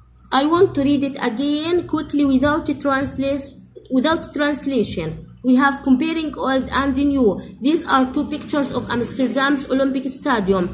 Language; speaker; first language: English; non-native, fluent; Arabic